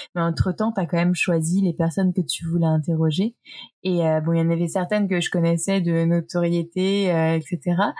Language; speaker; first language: French; native; French